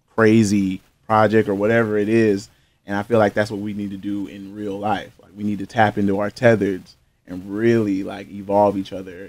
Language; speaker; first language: English; native; English